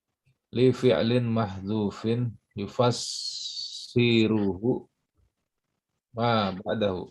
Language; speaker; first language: Arabic; non-native, learner; Indonesian